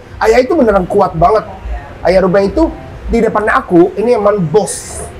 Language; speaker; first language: Indonesian; non-native, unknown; Japanese